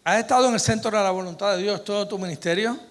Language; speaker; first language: Spanish; native; Spanish